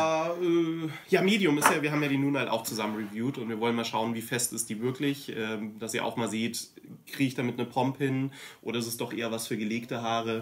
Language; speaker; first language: German; native; German